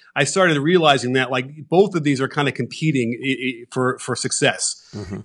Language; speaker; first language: English; native; English